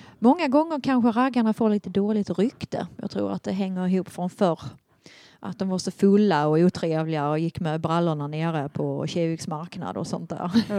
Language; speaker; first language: Swedish; native; Swedish